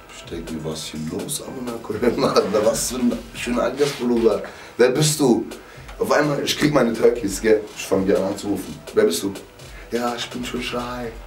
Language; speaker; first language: German; native; German